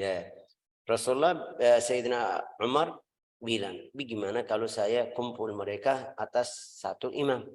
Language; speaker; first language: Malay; non-native, fluent; Arabic